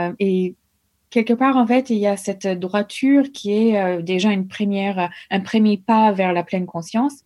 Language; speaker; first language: French; non-native, fluent; English